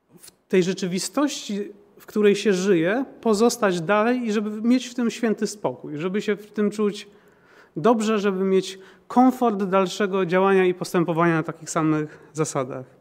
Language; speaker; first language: Polish; native; Polish